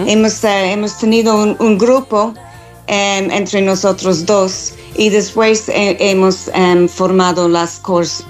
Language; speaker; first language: Spanish; non-native, fluent; English